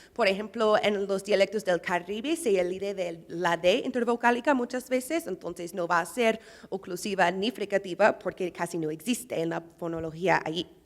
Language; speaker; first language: Spanish; non-native, fluent; English